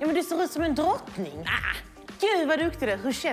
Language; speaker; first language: Swedish; native; Swedish